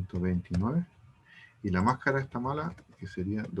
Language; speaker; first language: Spanish; native; Spanish